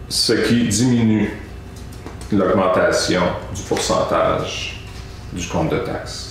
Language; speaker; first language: French; native; French